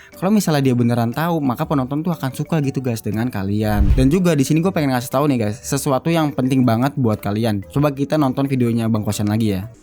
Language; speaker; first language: Indonesian; native; Indonesian